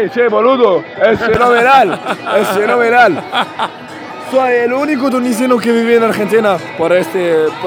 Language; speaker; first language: Spanish; non-native, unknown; Arabic